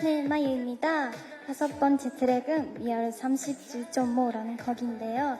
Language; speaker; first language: Korean; non-native, fluent; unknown